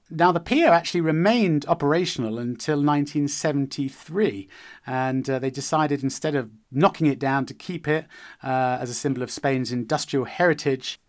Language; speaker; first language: English; native; English